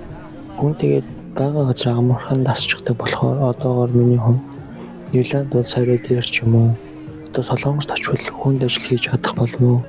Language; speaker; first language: Mongolian; native; Mongolian